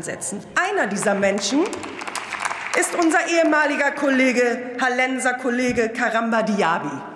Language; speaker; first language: German; early bilingual, other home language; Turkish